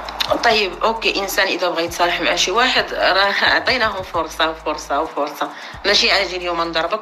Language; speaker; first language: Arabic; native; Arabic